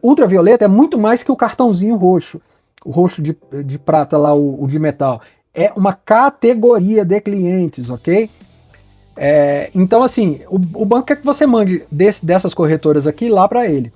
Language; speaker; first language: Portuguese; native; Portuguese